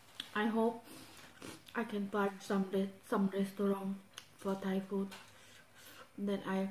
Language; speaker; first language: English; non-native, learner; Thai